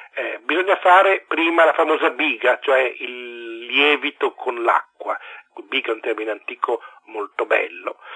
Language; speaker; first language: Italian; native; Italian